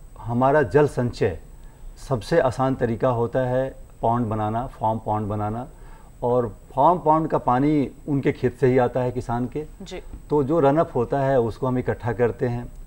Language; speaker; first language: Hindi; native; Hindi